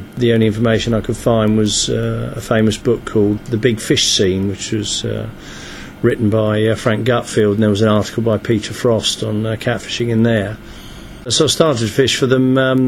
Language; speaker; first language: English; native; English